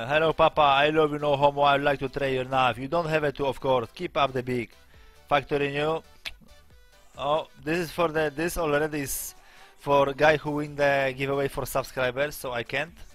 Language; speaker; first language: English; non-native, learner; Polish